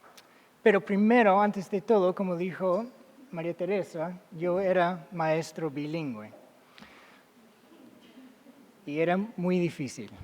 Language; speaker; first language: Spanish; non-native, fluent; English